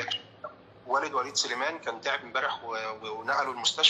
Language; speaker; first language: Arabic; native; Arabic